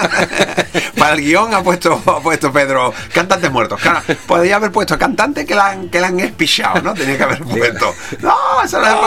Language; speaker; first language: Spanish; native; Spanish